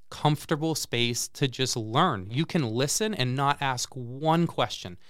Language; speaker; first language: English; native; English